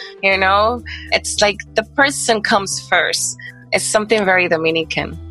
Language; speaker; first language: English; non-native, fluent; Spanish